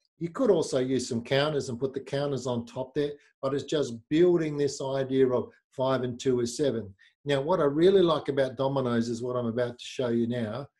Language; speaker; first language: English; native; English